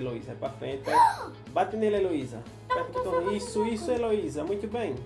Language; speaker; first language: Portuguese; native; Portuguese